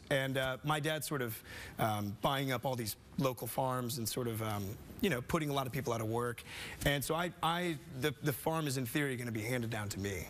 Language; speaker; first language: English; native; English